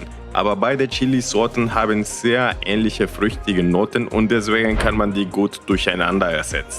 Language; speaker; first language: German; non-native, fluent; Spanish